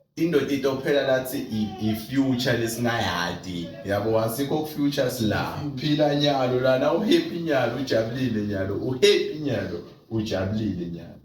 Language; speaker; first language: Zulu; non-native, local second language; South Ndebele